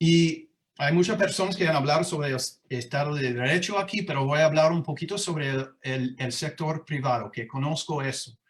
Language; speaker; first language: Spanish; non-native, fluent; English